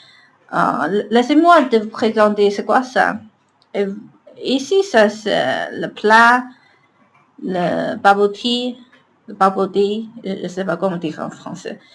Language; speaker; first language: French; non-native, learner; Chinese